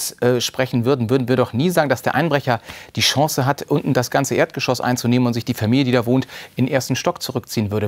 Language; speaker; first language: German; native; German